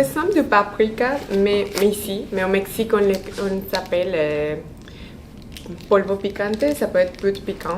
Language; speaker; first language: French; non-native, learner; Spanish